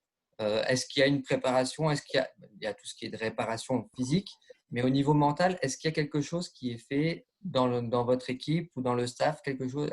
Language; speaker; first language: French; native; French